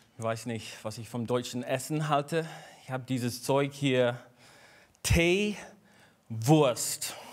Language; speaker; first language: German; non-native, fluent; English